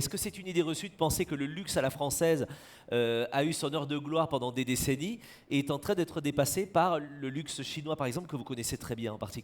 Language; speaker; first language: French; native; French